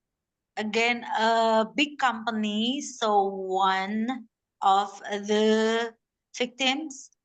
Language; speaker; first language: English; non-native, learner; Indonesian